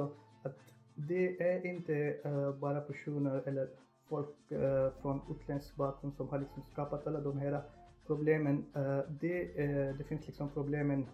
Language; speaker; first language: Swedish; non-native, fluent; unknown